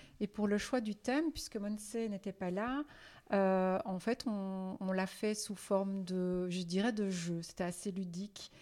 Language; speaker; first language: French; native; French